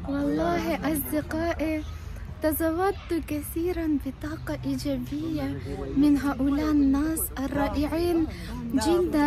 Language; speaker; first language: Arabic; non-native, fluent; Ukrainian